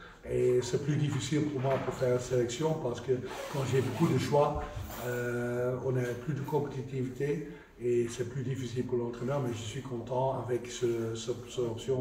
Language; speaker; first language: French; non-native, fluent; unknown